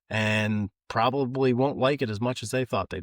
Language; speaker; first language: English; native; English